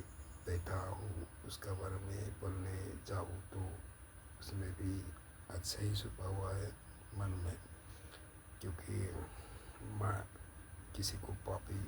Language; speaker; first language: Hindi; non-native, local second language; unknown